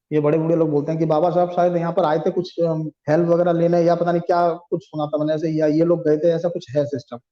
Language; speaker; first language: Hindi; non-native, local second language; Bangla